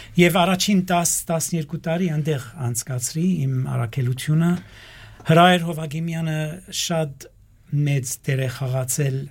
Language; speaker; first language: Armenian; native; Armenian